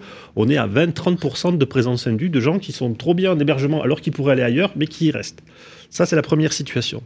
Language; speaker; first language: French; native; French